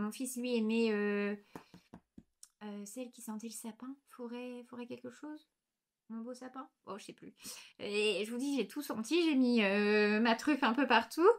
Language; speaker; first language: French; native; French